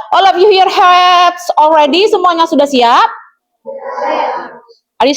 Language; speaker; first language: English; non-native, learner; Indonesian